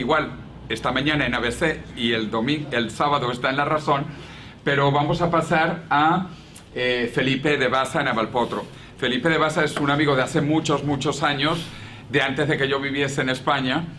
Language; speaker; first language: Spanish; native; Spanish